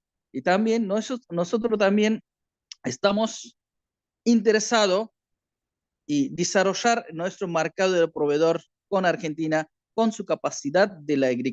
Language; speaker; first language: Spanish; non-native, learner; Bangla